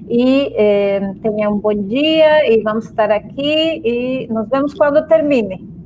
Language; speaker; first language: Portuguese; non-native, fluent; Spanish